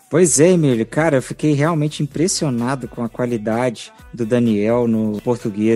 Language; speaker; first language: Portuguese; native; Portuguese